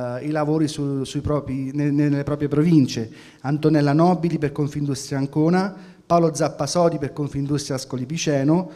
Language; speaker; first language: Italian; native; Italian